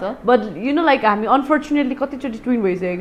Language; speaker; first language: Nepali; native; Nepali